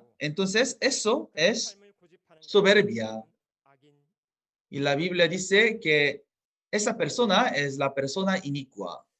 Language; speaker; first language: Spanish; non-native, fluent; Korean